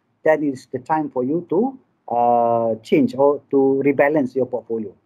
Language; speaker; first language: English; non-native, local second language; Malay